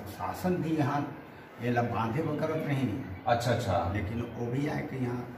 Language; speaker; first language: Hindi; native; Hindi